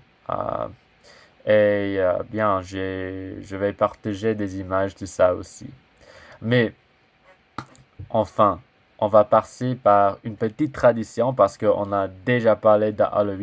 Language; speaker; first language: French; non-native, learner; English